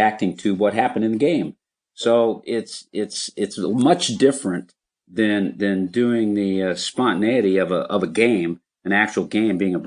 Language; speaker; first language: English; native; English